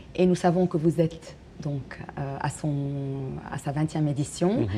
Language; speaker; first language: French; non-native, local second language; Arabic